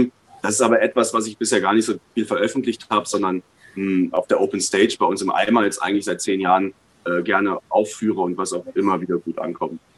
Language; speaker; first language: German; native; German